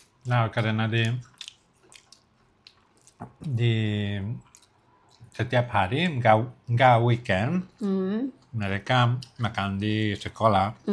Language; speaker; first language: Indonesian; non-native, learner; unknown